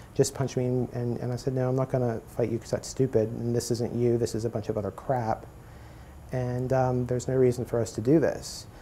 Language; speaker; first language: English; native; English